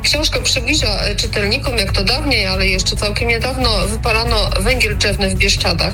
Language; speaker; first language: Polish; native; Polish